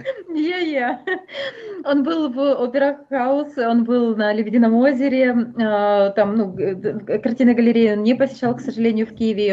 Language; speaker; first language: Russian; native; Russian